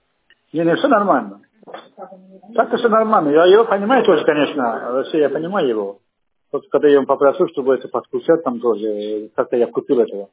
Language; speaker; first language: Russian; non-native, fluent; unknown